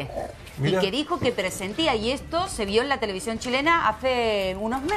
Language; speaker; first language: Spanish; native; Spanish